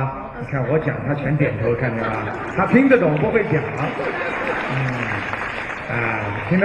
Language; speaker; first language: Chinese; native; Chinese